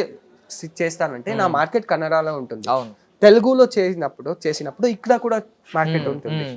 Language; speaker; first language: Telugu; non-native, learner; Kannada